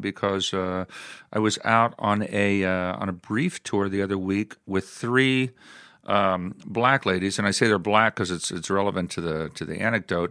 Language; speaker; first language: English; native; English